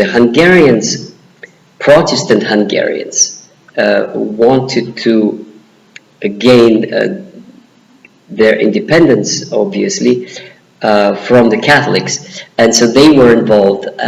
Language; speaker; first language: English; non-native, fluent; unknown